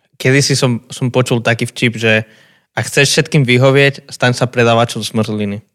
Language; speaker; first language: Slovak; non-native, fluent; Spanish